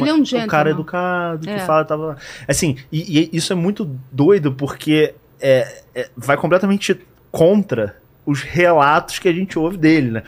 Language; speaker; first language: Portuguese; native; Portuguese